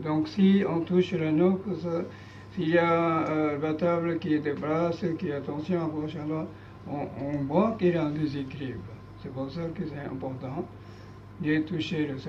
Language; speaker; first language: French; non-native, learner; Japanese